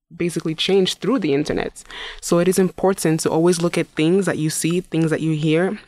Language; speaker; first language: English; non-native, local second language; Igbo